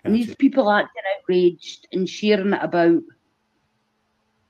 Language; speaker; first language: English; native; English